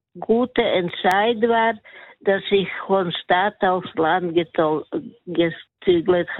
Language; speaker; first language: German; non-native, learner; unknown